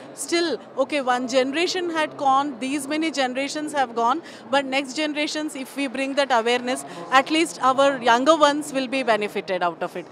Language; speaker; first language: English; non-native, local second language; Telugu